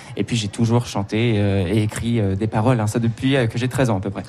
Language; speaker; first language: French; native; French